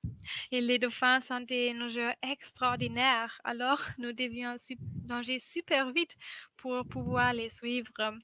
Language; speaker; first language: French; non-native, fluent; German